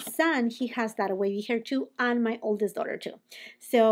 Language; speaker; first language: English; non-native, fluent; Spanish